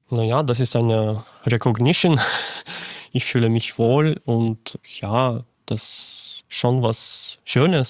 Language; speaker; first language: German; non-native, fluent; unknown